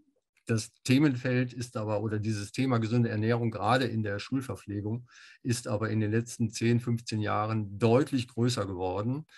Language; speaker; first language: German; native; German